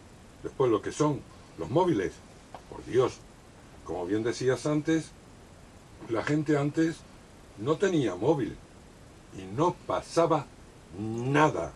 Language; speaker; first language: Spanish; native; Spanish